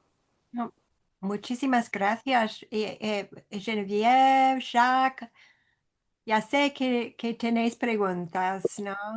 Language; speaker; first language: Spanish; non-native, fluent; English